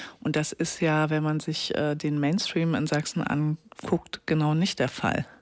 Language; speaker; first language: German; native; German